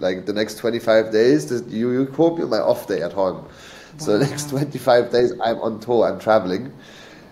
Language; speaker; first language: English; native; English